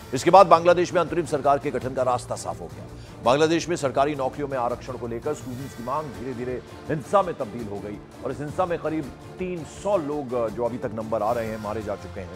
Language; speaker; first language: Hindi; native; Hindi